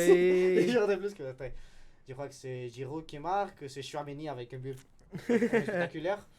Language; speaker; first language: French; non-native, learner; Spanish